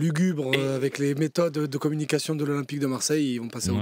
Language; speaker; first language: French; native; French